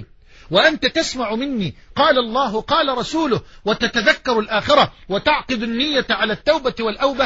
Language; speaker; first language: Arabic; native; Arabic